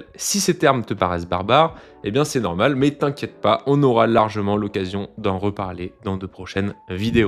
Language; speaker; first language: French; native; French